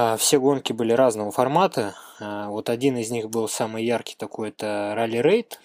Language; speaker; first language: Russian; native; Russian